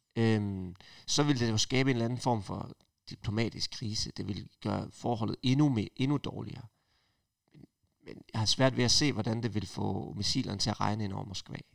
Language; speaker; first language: Danish; native; Danish